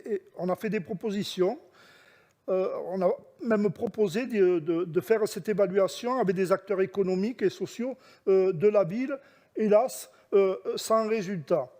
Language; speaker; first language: French; native; French